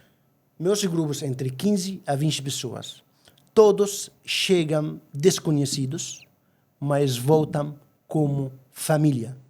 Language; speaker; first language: Portuguese; non-native, fluent; Arabic